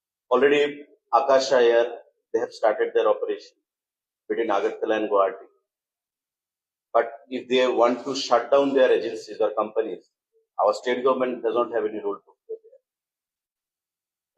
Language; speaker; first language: English; non-native, local second language; Bangla